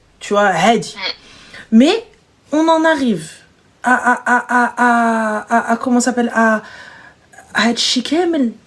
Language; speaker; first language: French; native; French